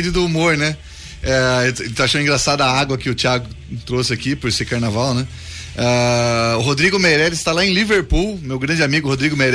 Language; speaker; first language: Portuguese; native; Portuguese